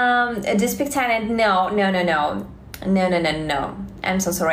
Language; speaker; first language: English; non-native, learner; Russian